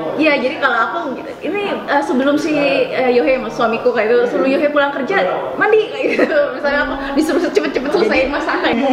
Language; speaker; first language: Indonesian; native; Indonesian